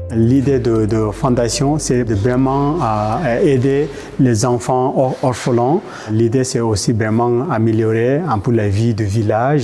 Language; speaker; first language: French; non-native, fluent; Sherpa